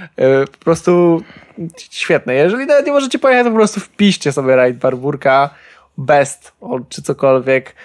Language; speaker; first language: Polish; native; Polish